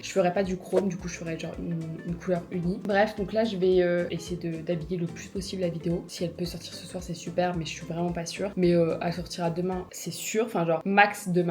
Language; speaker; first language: French; native; French